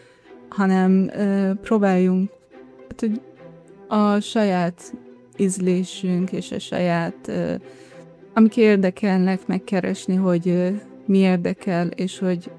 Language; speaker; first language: Hungarian; early bilingual, other home language; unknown